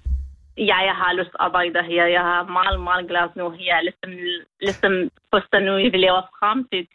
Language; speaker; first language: Danish; non-native, learner; Kurdish